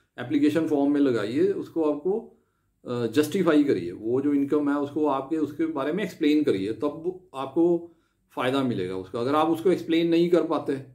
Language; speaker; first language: Hindi; non-native, local second language; Punjabi